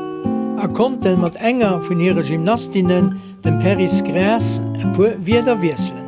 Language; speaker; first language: German; non-native, local second language; Luxembourgish